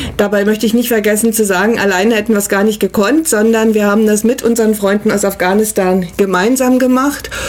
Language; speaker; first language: German; native; German